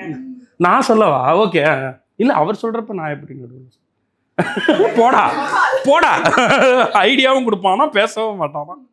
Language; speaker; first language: Tamil; native; Tamil